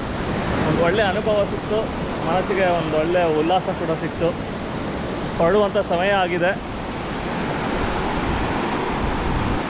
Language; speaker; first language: Kannada; native; Kannada